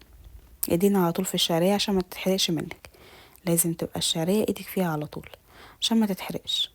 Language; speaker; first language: Arabic; native; Arabic